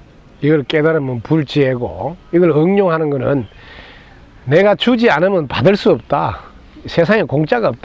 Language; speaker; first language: Korean; native; Korean